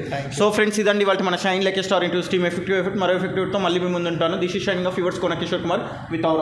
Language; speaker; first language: Telugu; native; Telugu